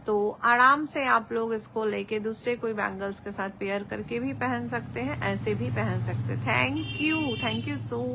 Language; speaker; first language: Hindi; non-native, local second language; Bangla